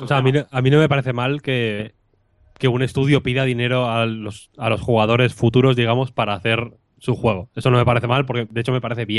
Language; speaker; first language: Spanish; native; Spanish